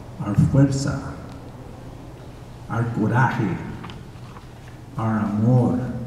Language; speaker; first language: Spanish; early bilingual, heritage; Spanish